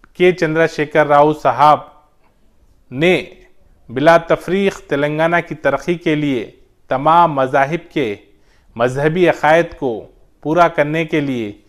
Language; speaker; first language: Hindi; non-native, local second language; Urdu